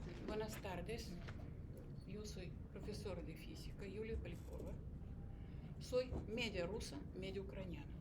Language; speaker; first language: Spanish; non-native, fluent; Russian